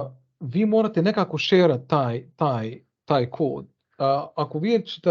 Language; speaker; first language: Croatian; early bilingual, heritage; Bosnian